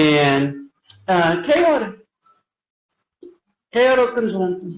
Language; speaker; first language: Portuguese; non-native, learner; English